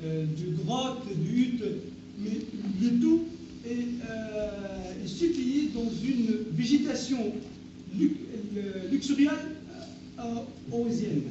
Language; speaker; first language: French; non-native, local second language; Arabic